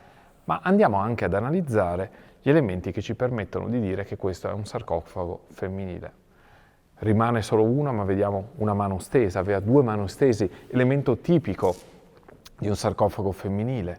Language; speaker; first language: Italian; native; Italian